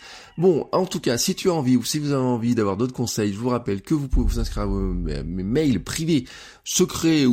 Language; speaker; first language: French; native; French